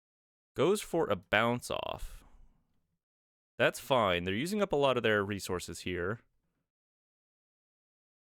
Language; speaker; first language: English; native; English